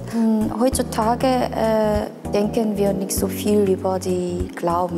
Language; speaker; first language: German; non-native, fluent; Korean